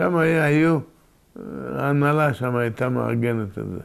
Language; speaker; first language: Hebrew; early bilingual, other home language; Yiddish